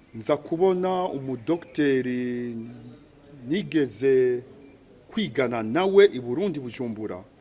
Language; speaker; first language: Kinyarwanda; early bilingual, heritage; Kinyarwanda